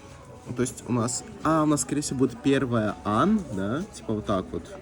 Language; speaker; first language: Russian; native; Russian